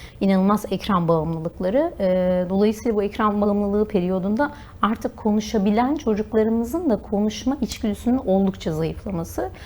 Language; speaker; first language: Turkish; native; Turkish